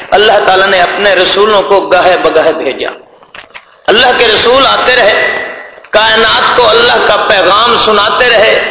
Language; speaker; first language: Urdu; non-native, local second language; Punjabi